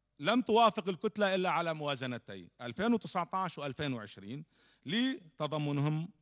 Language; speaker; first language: Arabic; native; Arabic